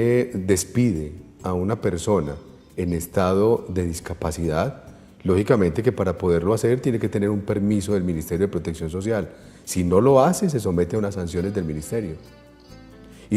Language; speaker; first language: Spanish; native; Spanish